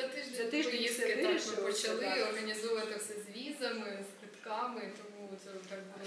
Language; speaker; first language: Ukrainian; native; Ukrainian